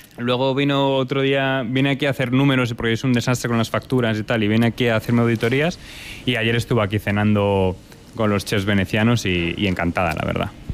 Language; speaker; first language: Spanish; native; Spanish